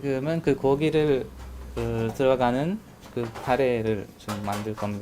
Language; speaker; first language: Korean; non-native, learner; Hungarian